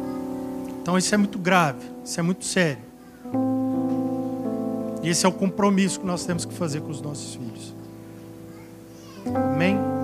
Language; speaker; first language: Portuguese; native; Portuguese